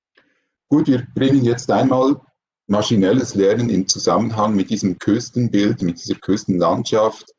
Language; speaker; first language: German; native; German